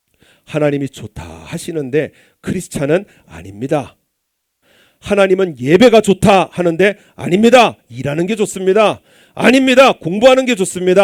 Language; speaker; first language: Korean; native; Korean